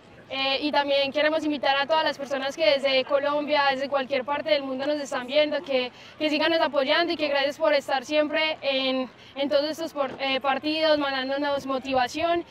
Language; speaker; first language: Spanish; native; Spanish